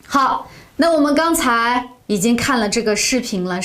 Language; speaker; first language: Chinese; non-native, local second language; Uyghur